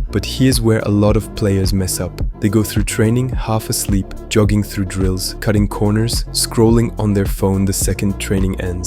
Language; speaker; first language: English; native; English